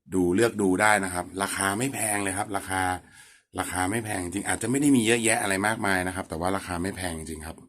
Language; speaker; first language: Thai; native; Thai